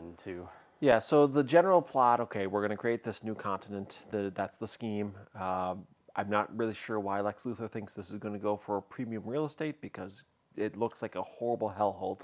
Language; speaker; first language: English; native; English